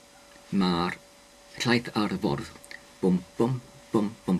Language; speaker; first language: Welsh; non-native, learner; English